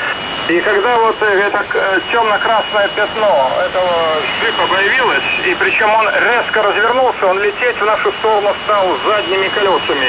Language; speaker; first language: Russian; native; Russian